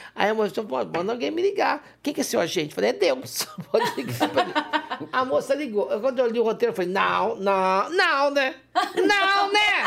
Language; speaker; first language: Portuguese; native; Portuguese